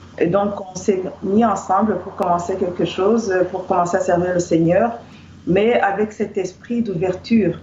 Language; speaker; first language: French; non-native, local second language; Kinyarwanda